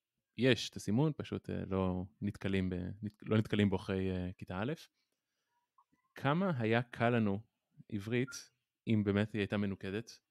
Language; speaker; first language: Hebrew; native; Hebrew